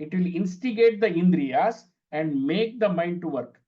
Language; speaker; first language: English; non-native, local second language; Kannada